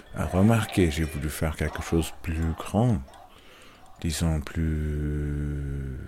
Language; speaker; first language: French; non-native, fluent; Turkish